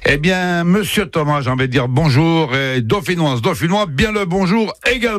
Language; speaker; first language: French; native; French